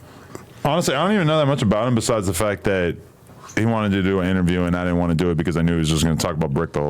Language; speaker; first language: English; native; English